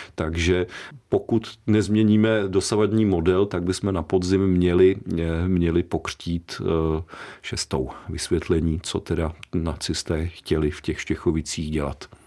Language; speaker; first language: Czech; native; Czech